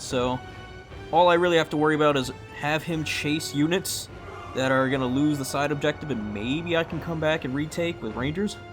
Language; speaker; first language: English; native; English